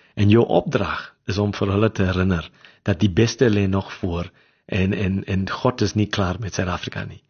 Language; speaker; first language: Afrikaans; non-native, local second language; English